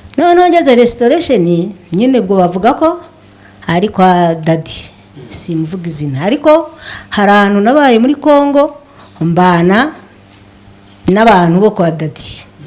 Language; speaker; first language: Kinyarwanda; native; Kinyarwanda